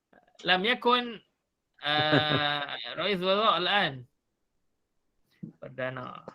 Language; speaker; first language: Arabic; non-native, fluent; Malay